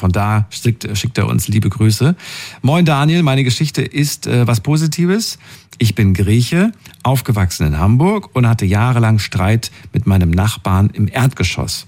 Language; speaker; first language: German; native; German